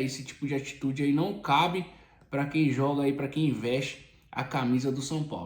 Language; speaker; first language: Portuguese; native; Portuguese